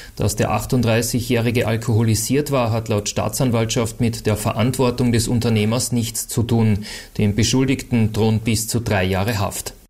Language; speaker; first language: German; native; German